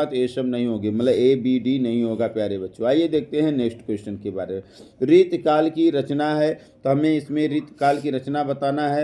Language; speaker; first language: Hindi; native; Hindi